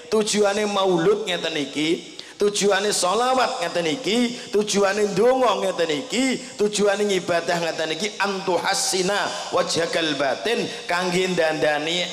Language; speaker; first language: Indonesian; non-native, local second language; Javanese